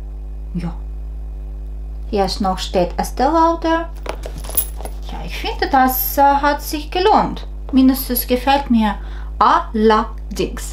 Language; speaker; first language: German; non-native, fluent; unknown